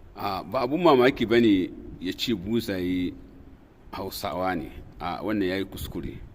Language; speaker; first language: Hausa; non-native, local second language; Tamasheq